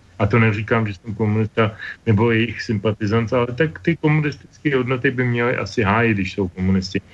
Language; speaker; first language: Czech; native; Czech